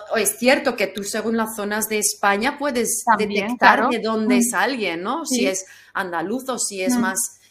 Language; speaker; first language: Spanish; non-native, fluent; German